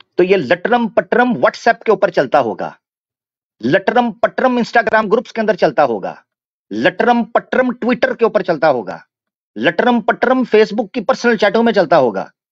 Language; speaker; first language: Urdu; non-native, local second language; Punjabi